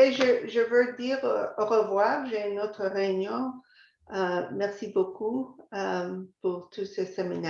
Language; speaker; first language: French; non-native, fluent; English